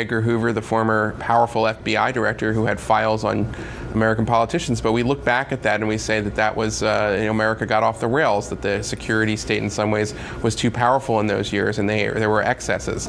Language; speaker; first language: English; native; English